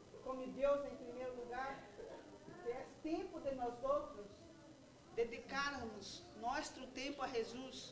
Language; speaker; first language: Spanish; non-native, learner; Portuguese